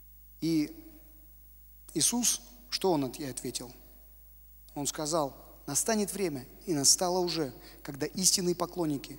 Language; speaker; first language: Russian; native; Russian